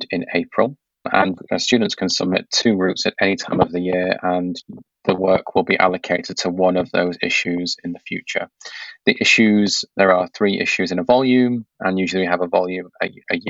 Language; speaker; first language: English; native; English